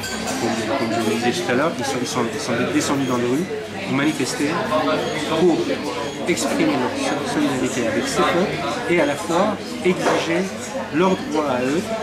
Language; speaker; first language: French; non-native, fluent; Persian